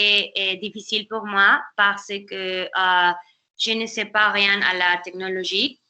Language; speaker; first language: French; non-native, learner; Spanish